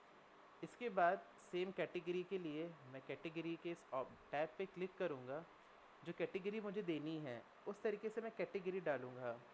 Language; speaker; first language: Hindi; native; Hindi